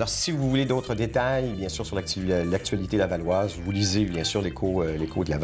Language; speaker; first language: French; native; French